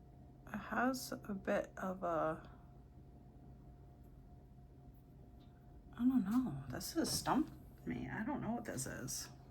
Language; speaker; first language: English; native; English